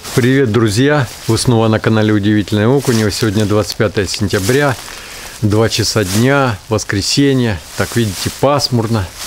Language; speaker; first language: Russian; native; Russian